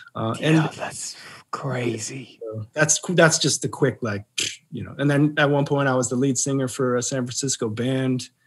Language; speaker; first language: English; native; English